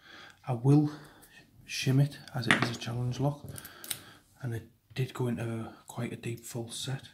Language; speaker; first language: English; native; English